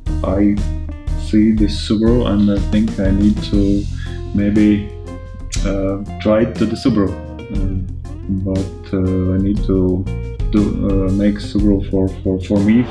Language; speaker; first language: English; non-native, learner; Latvian